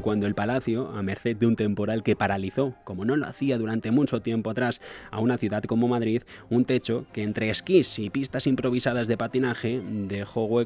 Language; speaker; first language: Spanish; native; Spanish